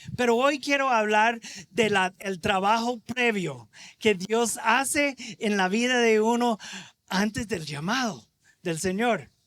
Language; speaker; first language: Spanish; non-native, fluent; English